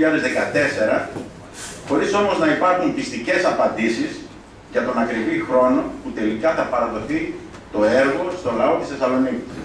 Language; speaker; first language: Greek; native; Greek